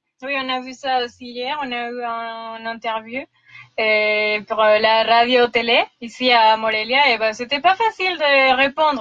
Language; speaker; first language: French; non-native, fluent; Spanish